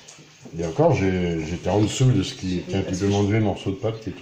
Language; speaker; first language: French; native; French